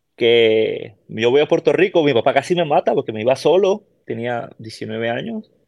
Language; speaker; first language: Spanish; native; Spanish